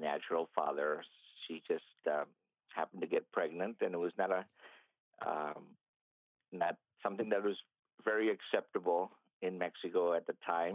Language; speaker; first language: English; early bilingual, other home language; Spanish